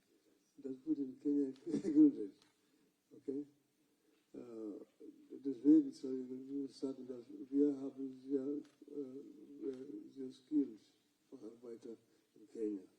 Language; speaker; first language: German; non-native, fluent; Luo (Kenya and Tanzania)